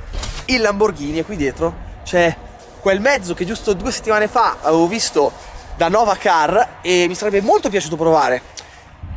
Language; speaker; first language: Italian; native; Italian